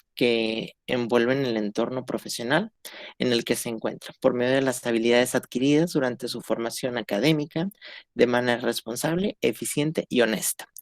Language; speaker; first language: Spanish; native; Spanish